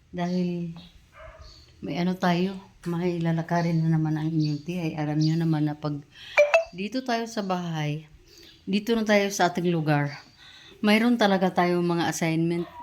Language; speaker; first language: Filipino; non-native, local second language; Cebuano